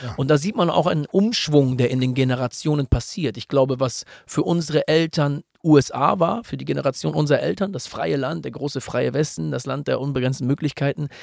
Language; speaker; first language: German; native; German